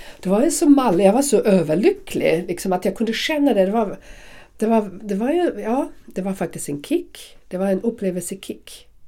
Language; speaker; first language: Swedish; native; Swedish